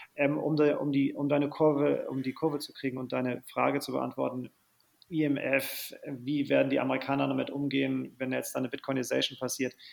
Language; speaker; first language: German; native; German